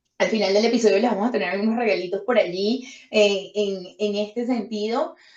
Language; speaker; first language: Spanish; native; Spanish